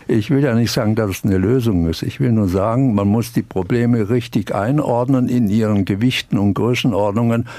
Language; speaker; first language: German; native; German